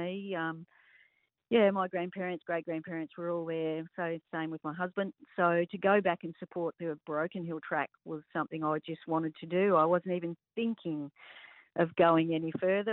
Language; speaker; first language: English; native; English